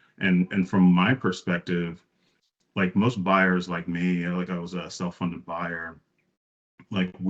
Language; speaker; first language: English; native; English